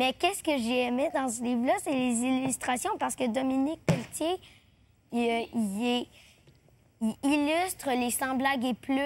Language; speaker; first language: French; native; French